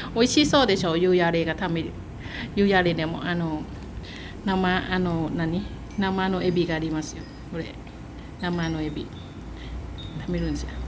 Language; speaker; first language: Japanese; non-native, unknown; Thai